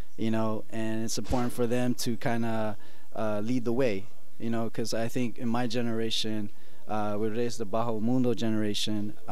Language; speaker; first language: English; early bilingual, other home language; Spanish